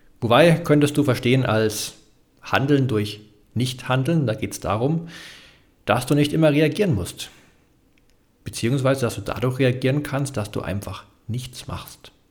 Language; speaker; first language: German; native; German